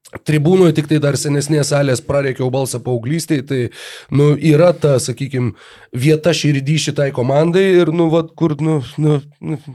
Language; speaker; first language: Lithuanian; native; Lithuanian